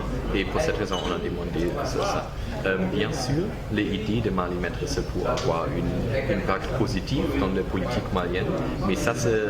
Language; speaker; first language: French; non-native, learner; German